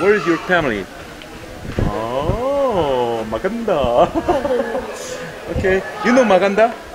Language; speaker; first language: English; non-native, learner; Korean